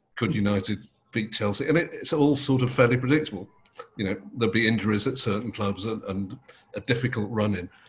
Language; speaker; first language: English; native; English